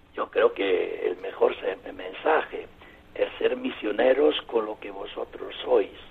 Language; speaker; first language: Spanish; native; Spanish